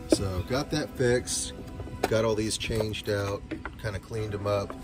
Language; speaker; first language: English; native; English